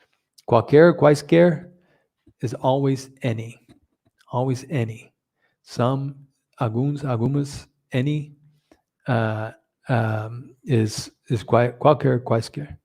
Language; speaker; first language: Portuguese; non-native, fluent; English